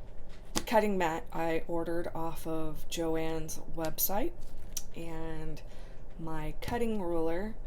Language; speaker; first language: English; native; English